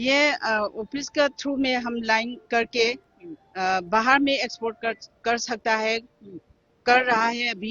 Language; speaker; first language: Hindi; non-native, local second language; Manipuri